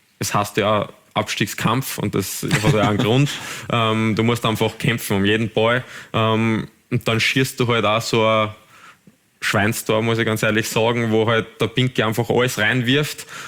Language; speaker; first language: German; native; German